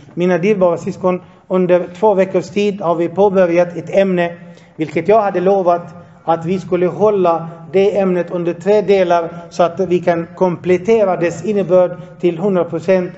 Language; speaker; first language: Swedish; non-native, fluent; Arabic